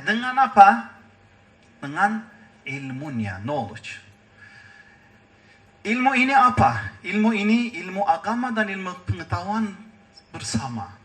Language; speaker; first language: Indonesian; non-native, learner; Turkish